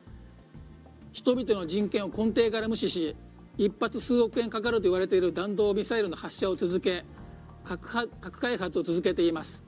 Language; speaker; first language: Japanese; native; Japanese